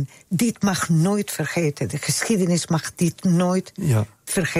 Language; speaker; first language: Dutch; non-native, fluent; Spanish